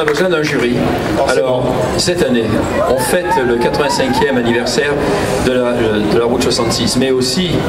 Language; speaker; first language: French; native; French